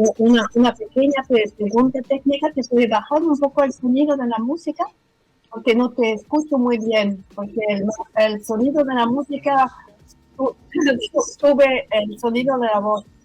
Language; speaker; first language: Spanish; non-native, fluent; French